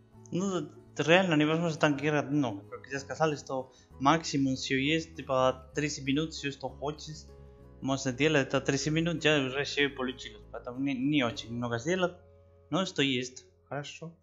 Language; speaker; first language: Russian; non-native, learner; Spanish